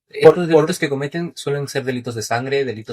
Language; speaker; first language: Spanish; native; Spanish